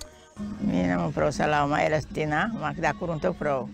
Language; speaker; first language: Dutch; non-native, local second language; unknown